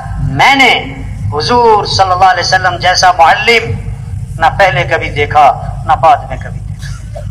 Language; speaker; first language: Urdu; non-native, local second language; Pashto